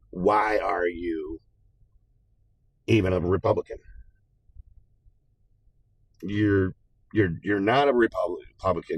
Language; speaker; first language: English; native; English